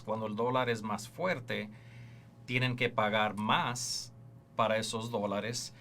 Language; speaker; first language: Spanish; early bilingual, heritage; Spanish